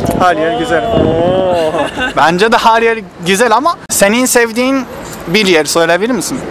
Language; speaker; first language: Turkish; non-native, learner; Japanese